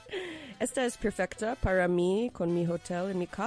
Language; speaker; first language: Spanish; non-native, fluent; English